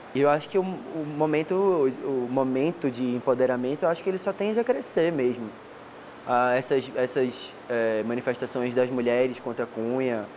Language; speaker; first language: Portuguese; native; Portuguese